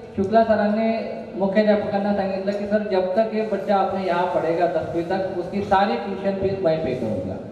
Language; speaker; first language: Hindi; non-native, local second language; Marathi